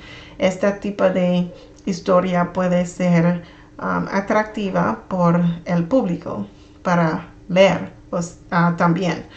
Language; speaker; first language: Spanish; non-native, learner; English